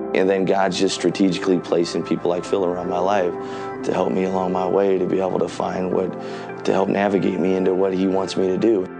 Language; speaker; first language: English; native; English